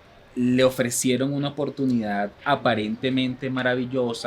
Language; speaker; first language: Spanish; native; Spanish